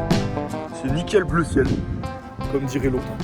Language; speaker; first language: French; native; French